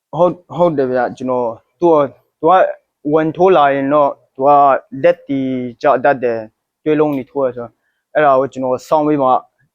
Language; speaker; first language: Burmese; non-native, local second language; Hakha Chin